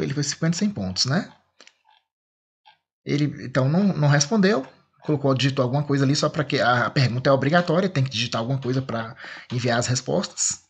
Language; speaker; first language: Portuguese; native; Portuguese